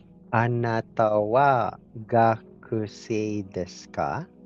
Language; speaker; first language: Japanese; non-native, learner; Cebuano